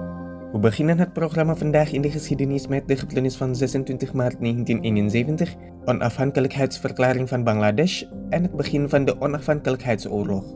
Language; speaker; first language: Dutch; non-native, fluent; Indonesian